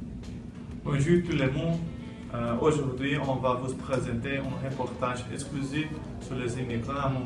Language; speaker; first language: French; non-native, learner; Portuguese